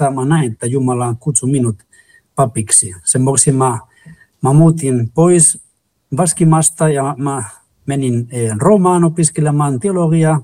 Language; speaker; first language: Finnish; non-native, fluent; Spanish